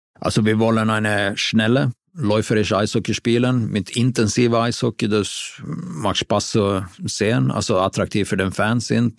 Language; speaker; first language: German; non-native, fluent; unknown